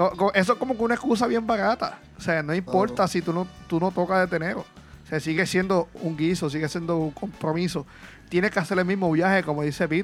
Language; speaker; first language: Spanish; native; Spanish